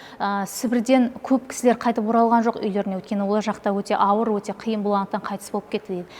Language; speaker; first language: Kazakh; native; Kazakh